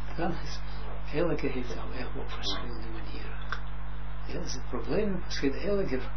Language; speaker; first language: Dutch; non-native, fluent; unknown